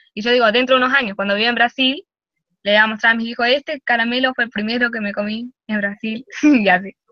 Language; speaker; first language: Spanish; native; Spanish